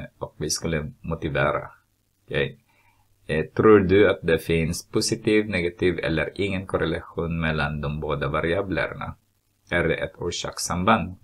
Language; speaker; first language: Swedish; non-native, fluent; Filipino